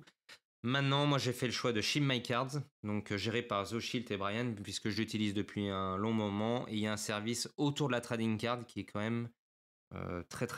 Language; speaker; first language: French; native; French